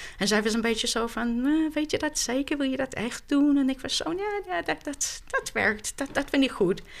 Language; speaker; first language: Dutch; non-native, fluent; English